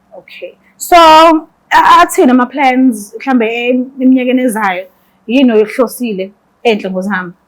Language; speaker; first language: Zulu; native; Zulu